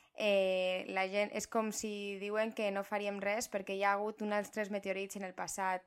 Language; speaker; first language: Catalan; non-native, local second language; Spanish